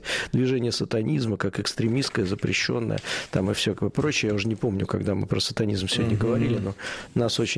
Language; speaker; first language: Russian; native; Russian